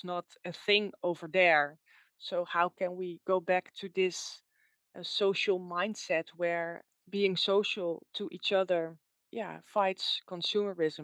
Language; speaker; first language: English; non-native, fluent; Dutch